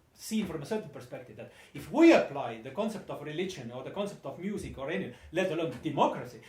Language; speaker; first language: English; non-native, fluent; Estonian